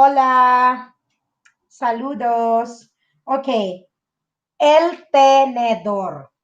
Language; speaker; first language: Spanish; non-native, fluent; Filipino